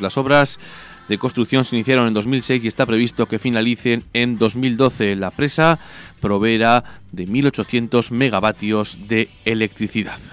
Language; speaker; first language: Spanish; native; Spanish